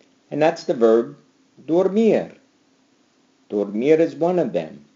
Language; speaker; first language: English; native; English